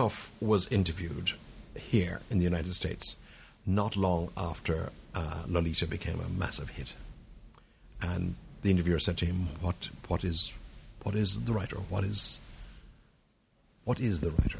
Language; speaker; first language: English; native; English